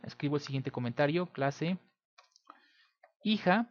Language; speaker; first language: Spanish; native; Spanish